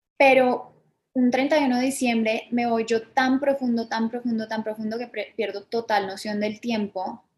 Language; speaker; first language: Spanish; early bilingual, other home language; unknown